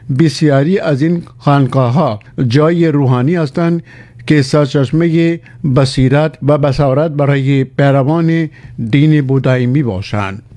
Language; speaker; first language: Persian; non-native, fluent; Urdu